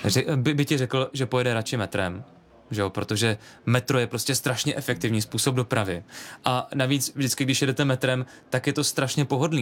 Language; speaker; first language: Czech; native; Czech